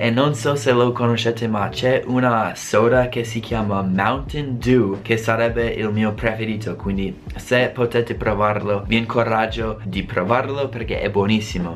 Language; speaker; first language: Italian; non-native, fluent; English